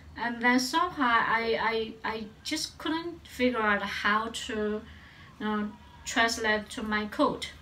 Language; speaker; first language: English; non-native, learner; Chinese